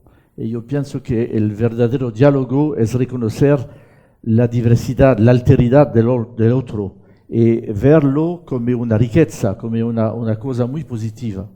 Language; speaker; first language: Spanish; non-native, fluent; French